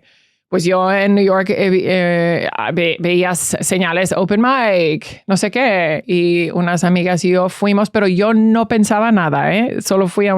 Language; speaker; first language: Spanish; early bilingual, heritage; English